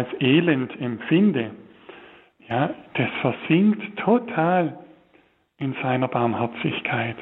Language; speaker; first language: German; native; German